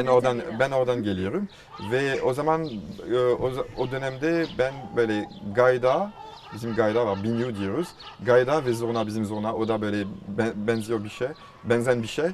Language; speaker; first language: Turkish; non-native, fluent; French